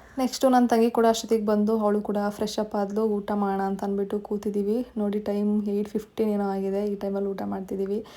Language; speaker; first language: Kannada; native; Kannada